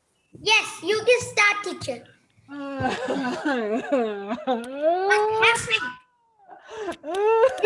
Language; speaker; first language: English; non-native, learner; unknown